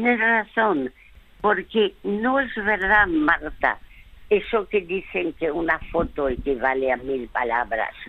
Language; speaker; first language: Spanish; early bilingual, other home language; French